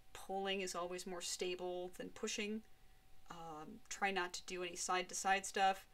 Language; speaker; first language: English; native; English